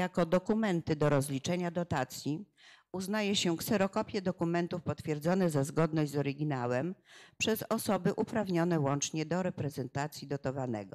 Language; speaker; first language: Polish; native; Polish